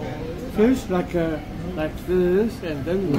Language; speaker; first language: English; non-native, learner; Arabic